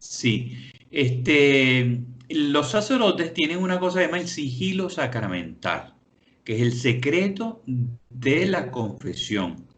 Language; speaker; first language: Spanish; native; Spanish